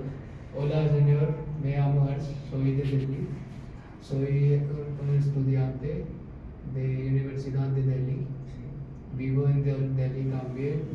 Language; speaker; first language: Spanish; non-native, learner; Hindi